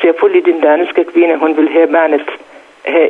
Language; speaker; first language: Danish; non-native, learner; Central Kurdish